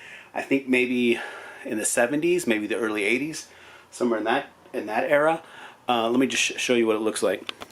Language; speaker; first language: English; native; English